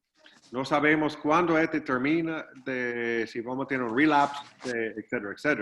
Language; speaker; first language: Spanish; non-native, fluent; English